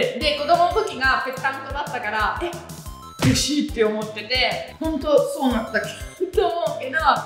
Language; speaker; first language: Japanese; non-native, fluent; Italian